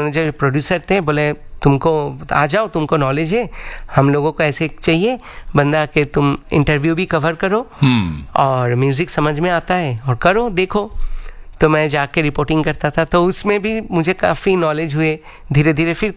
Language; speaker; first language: Hindi; non-native, local second language; Bangla